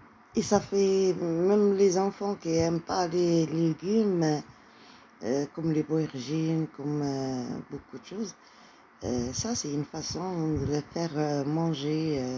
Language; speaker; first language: French; non-native, fluent; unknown